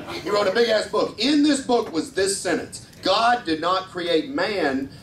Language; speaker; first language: English; native; English